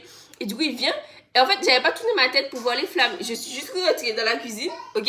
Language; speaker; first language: French; native; French